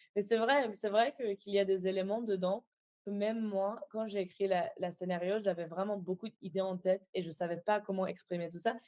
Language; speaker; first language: French; non-native, fluent; Persian